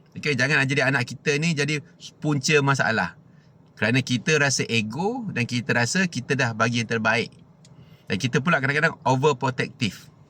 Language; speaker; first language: Malay; native; Malay